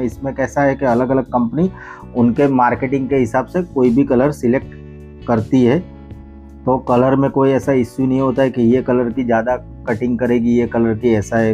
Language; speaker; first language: Hindi; native; Hindi